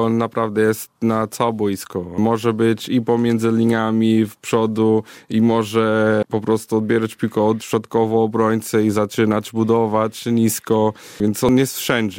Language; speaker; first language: Polish; non-native, fluent; Portuguese